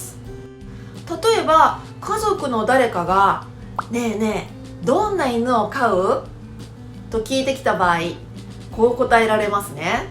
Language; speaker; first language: Japanese; native; Japanese